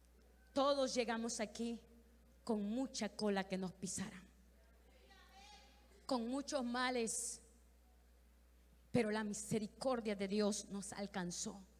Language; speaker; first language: Spanish; native; Spanish